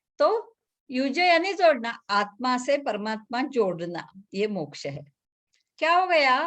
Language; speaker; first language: Hindi; non-native, local second language; Marathi